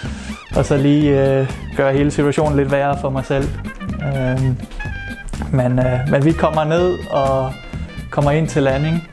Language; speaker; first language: Danish; native; Danish